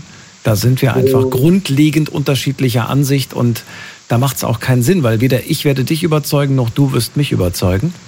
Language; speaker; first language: German; native; German